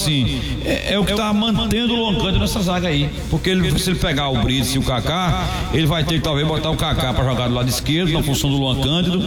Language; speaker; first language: Portuguese; native; Portuguese